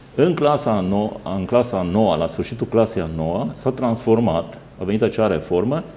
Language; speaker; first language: Romanian; native; Romanian